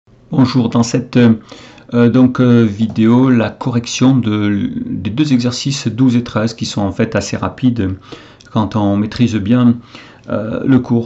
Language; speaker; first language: French; native; French